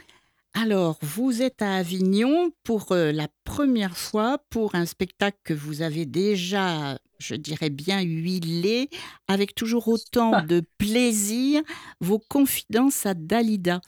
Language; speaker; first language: French; native; French